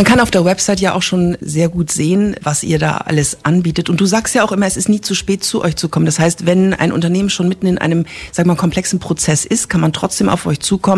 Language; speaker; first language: German; native; German